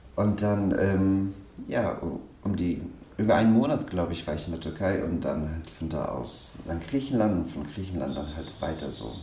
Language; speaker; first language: German; non-native, fluent; Persian